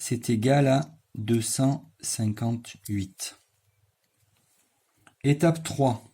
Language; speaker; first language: French; native; French